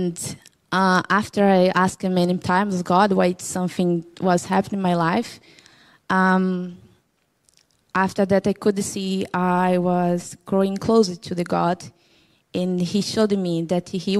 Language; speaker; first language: English; non-native, learner; Portuguese